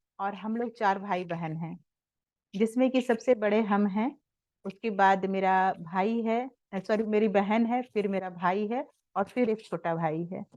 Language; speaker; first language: Hindi; native; Hindi